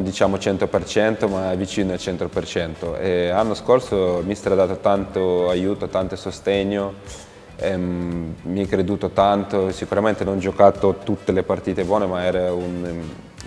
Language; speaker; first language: Italian; non-native, fluent; Ukrainian